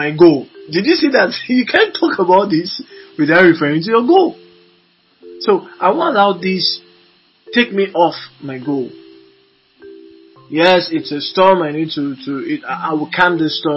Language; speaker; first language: English; non-native, local second language; Yoruba